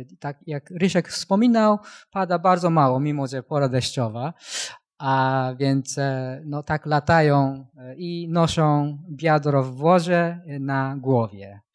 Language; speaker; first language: Polish; non-native, learner; Japanese